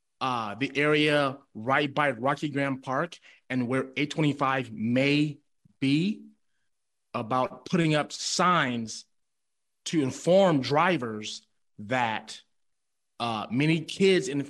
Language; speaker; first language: English; native; English